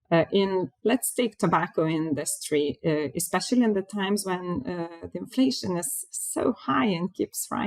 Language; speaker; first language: English; non-native, fluent; Lithuanian